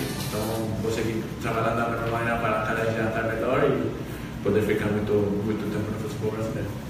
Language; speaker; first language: Portuguese; non-native, fluent; Spanish